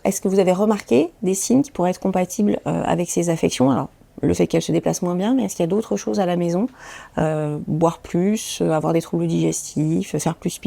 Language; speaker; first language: French; native; French